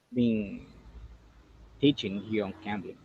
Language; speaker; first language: English; non-native, fluent; Portuguese